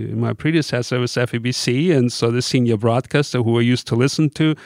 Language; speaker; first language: English; non-native, fluent; Russian